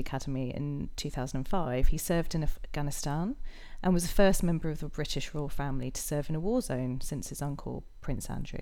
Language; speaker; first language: English; native; English